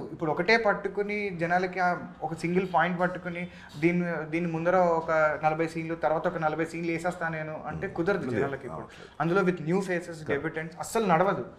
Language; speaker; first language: Telugu; native; Telugu